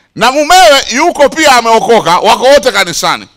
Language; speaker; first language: Swahili; native; Swahili